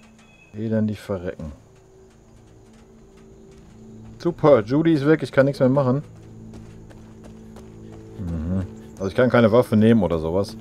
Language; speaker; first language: German; native; German